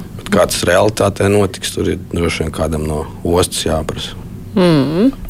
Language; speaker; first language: Latvian; native; Latvian